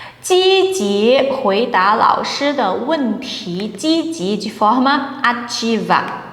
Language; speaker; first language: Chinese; non-native, fluent; Portuguese